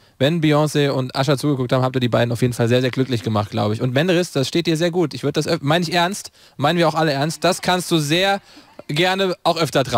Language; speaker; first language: German; native; German